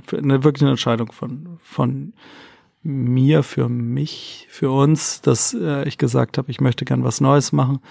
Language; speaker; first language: German; native; German